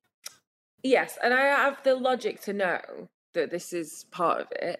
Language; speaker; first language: English; native; English